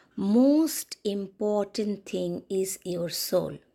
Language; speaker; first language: English; non-native, local second language; Bangla